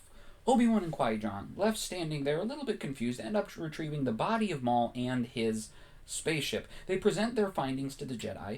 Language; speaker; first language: English; native; English